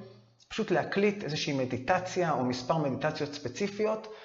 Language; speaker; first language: Hebrew; native; Hebrew